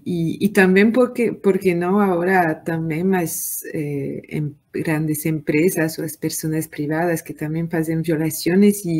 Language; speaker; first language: Portuguese; non-native, learner; French